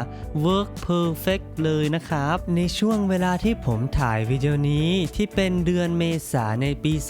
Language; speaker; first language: Thai; non-native, fluent; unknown